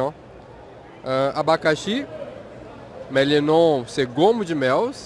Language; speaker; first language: French; non-native, fluent; Portuguese